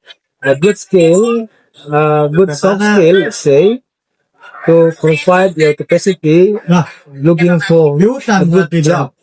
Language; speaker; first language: English; non-native, fluent; Indonesian